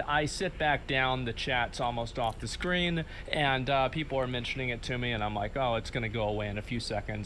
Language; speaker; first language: English; native; English